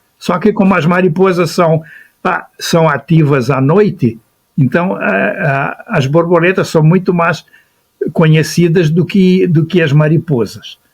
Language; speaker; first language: Portuguese; native; Portuguese